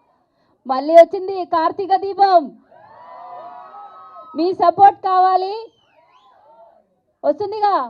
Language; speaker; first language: Telugu; non-native, learner; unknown